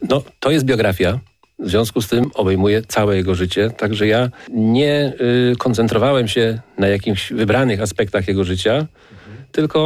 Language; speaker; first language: Polish; native; Polish